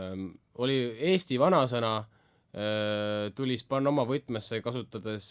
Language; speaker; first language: Estonian; native; Estonian